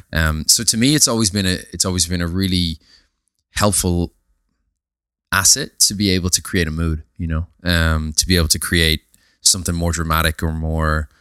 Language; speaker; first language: English; native; English